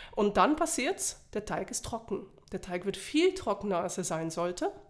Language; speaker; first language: German; non-native, fluent; Polish